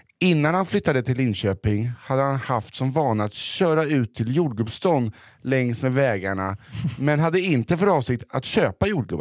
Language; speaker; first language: Swedish; native; Swedish